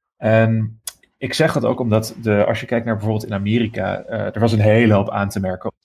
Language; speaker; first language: Dutch; native; Dutch